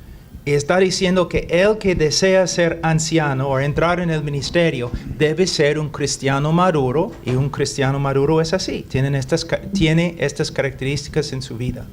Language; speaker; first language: Spanish; non-native, fluent; English